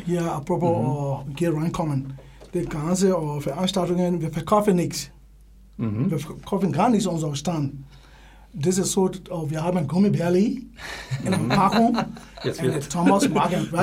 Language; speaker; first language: German; non-native, learner; English